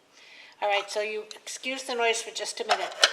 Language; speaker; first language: English; native; English